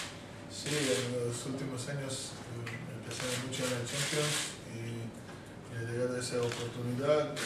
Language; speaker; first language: Spanish; non-native, fluent; Croatian